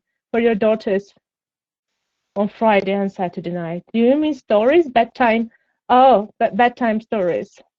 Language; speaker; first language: English; non-native, fluent; Armenian